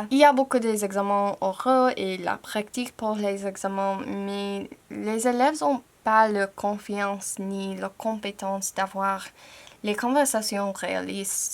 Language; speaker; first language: French; non-native, fluent; English